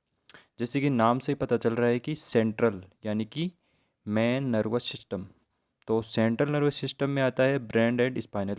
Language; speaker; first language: Hindi; native; Hindi